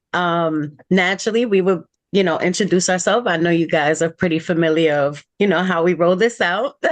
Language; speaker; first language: English; native; English